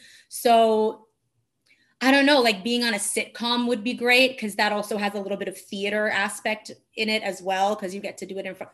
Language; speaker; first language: English; non-native, fluent; Italian